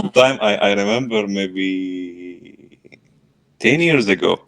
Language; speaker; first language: English; non-native, learner; Arabic